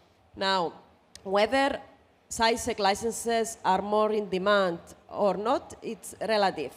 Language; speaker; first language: English; non-native, fluent; Greek